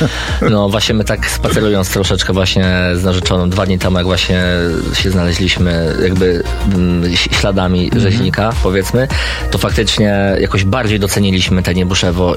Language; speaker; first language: Polish; native; Polish